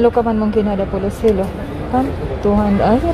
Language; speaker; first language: Arabic; non-native, learner; Filipino